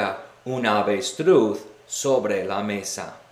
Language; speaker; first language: Spanish; non-native, fluent; English